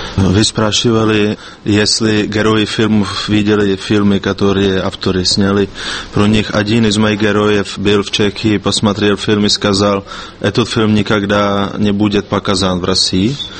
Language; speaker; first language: Russian; non-native, fluent; Czech